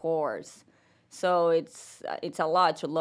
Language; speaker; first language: English; non-native, learner; Portuguese